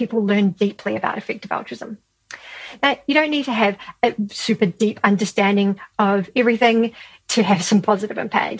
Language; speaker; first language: English; native; English